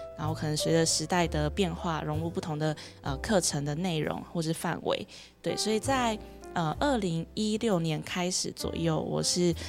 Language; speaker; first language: Chinese; early bilingual, other home language; Vietnamese